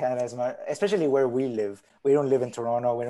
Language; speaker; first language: English; non-native, fluent; Spanish